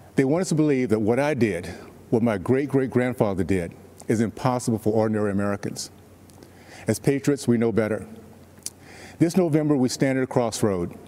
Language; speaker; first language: English; native; English